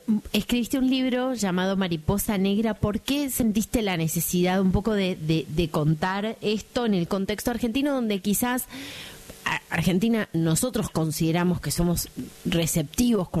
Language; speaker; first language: Spanish; native; Spanish